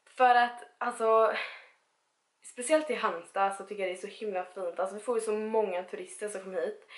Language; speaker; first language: Swedish; early bilingual, other home language; Spanish